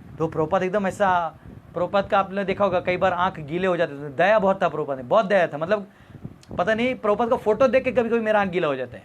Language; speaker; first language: Hindi; non-native, local second language; Marathi